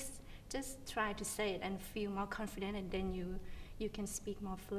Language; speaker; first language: English; non-native, fluent; Thai